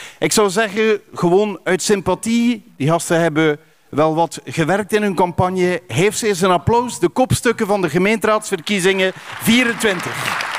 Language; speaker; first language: Dutch; native; Dutch